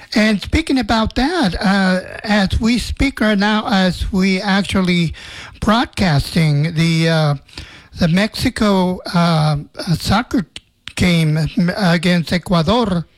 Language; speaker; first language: English; native; English